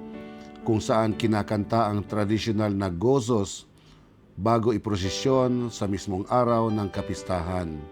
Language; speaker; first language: Filipino; non-native, local second language; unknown